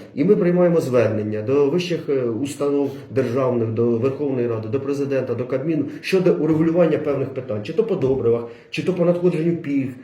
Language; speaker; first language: Ukrainian; native; Ukrainian